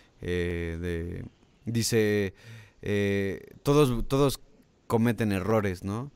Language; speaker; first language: Spanish; native; Spanish